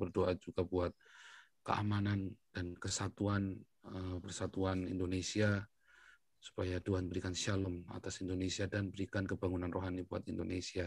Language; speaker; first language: Indonesian; native; Indonesian